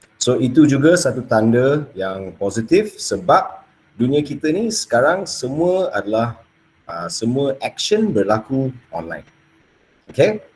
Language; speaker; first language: Malay; non-native, local second language; English